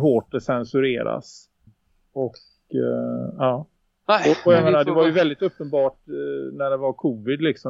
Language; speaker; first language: Swedish; native; Swedish